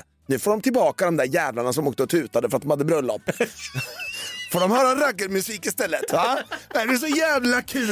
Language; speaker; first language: Swedish; native; Swedish